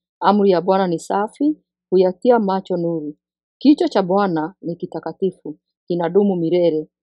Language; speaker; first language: Swahili; non-native, local second language; Kikuyu